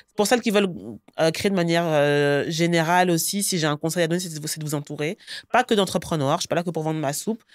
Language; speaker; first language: French; native; French